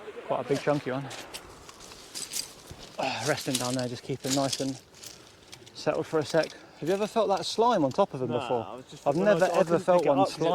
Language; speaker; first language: English; native; English